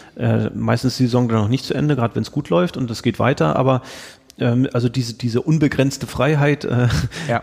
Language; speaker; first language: German; native; German